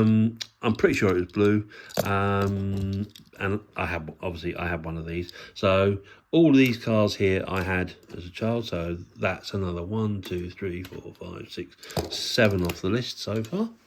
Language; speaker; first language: English; native; English